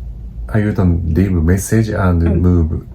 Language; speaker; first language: English; non-native, learner; Japanese